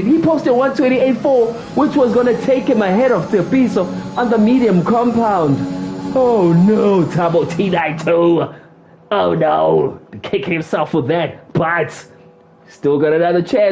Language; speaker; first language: English; non-native, local second language; Zulu